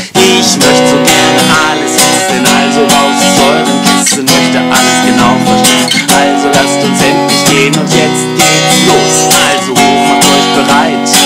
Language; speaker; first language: German; native; German